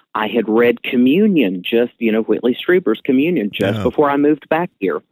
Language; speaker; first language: English; native; English